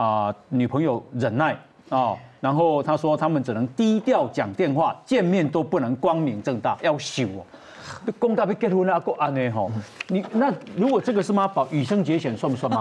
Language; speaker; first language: Chinese; native; Chinese